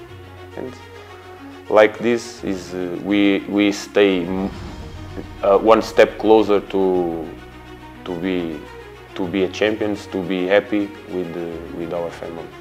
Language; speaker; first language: English; non-native, learner; Portuguese